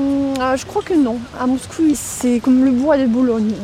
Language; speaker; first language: French; non-native, fluent; Russian